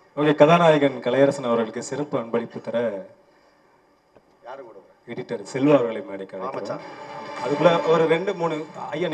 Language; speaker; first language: Tamil; native; Tamil